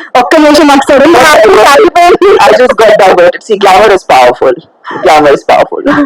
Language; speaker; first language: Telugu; non-native, fluent; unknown